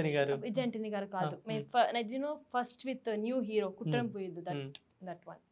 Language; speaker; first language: Telugu; non-native, learner; Tamil